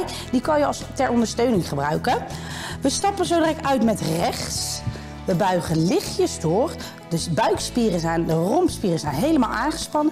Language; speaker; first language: Dutch; native; Dutch